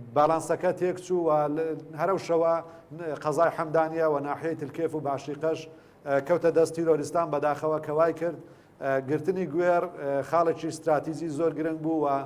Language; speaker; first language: Central Kurdish; native; Central Kurdish